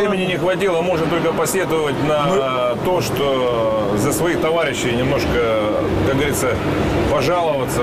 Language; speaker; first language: Russian; native; Russian